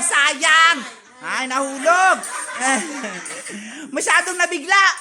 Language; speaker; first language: Filipino; non-native, local second language; Cebuano